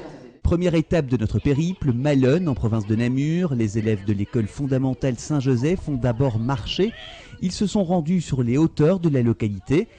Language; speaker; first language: French; native; French